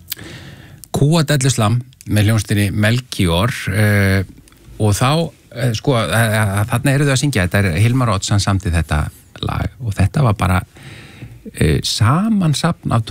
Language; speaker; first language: Icelandic; native; Icelandic